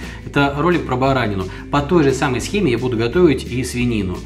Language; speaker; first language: Russian; native; Russian